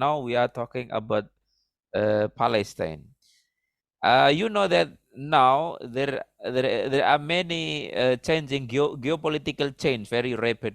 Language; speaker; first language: English; non-native, learner; Indonesian